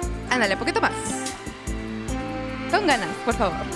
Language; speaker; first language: Spanish; early bilingual, heritage; Spanish